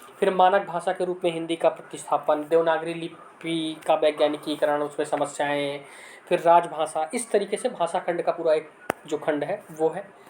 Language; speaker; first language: Hindi; native; Hindi